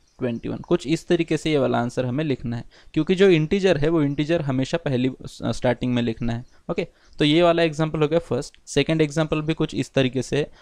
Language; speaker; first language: Hindi; non-native, local second language; Marathi